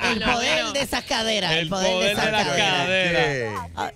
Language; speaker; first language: Spanish; native; Spanish